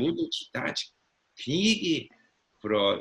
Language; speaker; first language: Russian; non-native, fluent; English